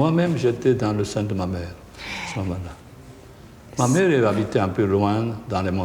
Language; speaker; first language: French; non-native, fluent; Japanese